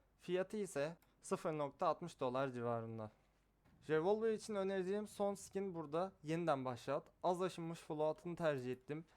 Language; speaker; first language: Turkish; native; Turkish